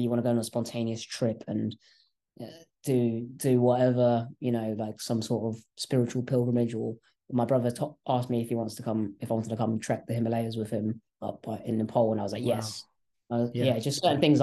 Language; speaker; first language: English; native; English